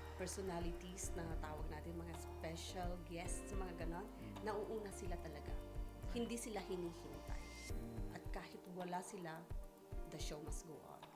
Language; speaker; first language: Filipino; non-native, local second language; Iloko